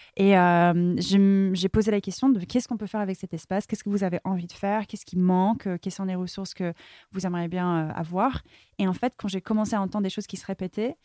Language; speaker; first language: French; non-native, fluent; English